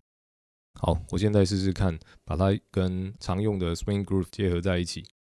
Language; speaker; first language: Chinese; native; Chinese